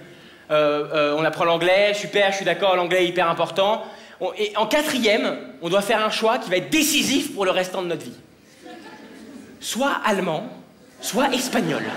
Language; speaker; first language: French; native; French